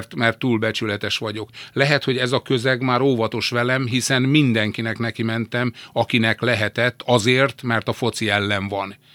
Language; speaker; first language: Hungarian; native; Hungarian